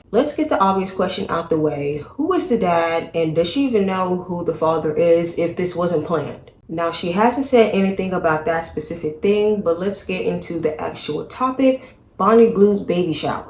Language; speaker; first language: English; native; English